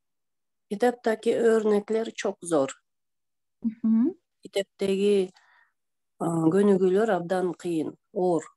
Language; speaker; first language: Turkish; non-native, learner; Kyrgyz